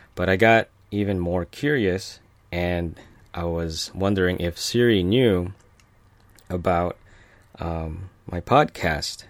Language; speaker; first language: English; early bilingual, other home language; Filipino